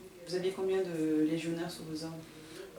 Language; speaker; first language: French; native; French